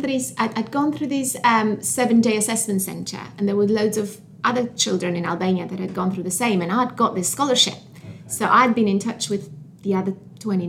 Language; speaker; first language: English; non-native, fluent; Albanian